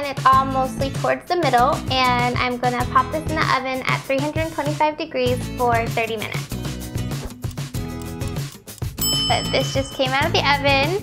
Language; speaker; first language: English; native; English